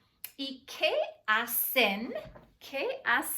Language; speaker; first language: Spanish; non-native, fluent; English